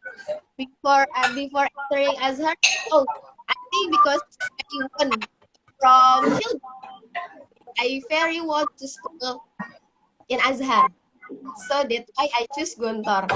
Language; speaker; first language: English; non-native, learner; Indonesian